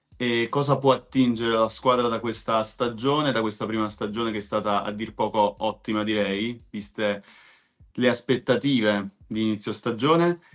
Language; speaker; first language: Italian; native; Italian